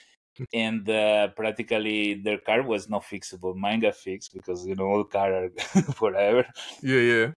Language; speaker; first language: English; non-native, fluent; Italian